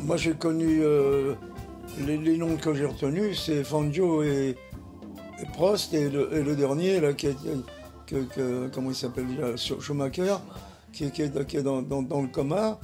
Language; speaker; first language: French; native; French